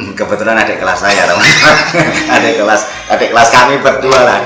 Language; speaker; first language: Indonesian; non-native, local second language; Javanese